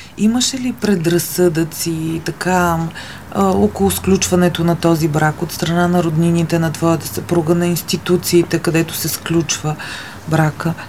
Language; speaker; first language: Bulgarian; native; Bulgarian